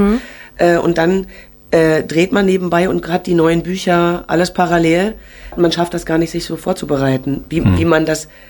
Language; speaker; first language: German; native; German